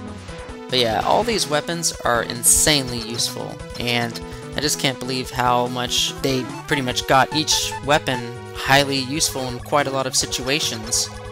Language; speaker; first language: English; native; English